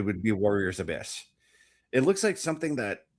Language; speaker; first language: English; native; English